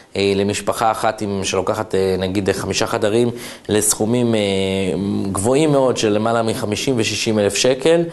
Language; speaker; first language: Hebrew; native; Hebrew